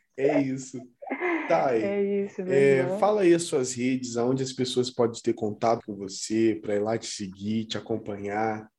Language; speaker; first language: Portuguese; native; Portuguese